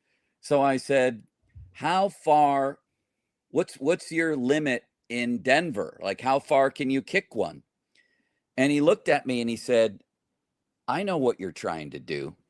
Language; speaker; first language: English; native; English